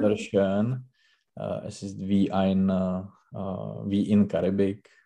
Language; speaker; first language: German; non-native, learner; Czech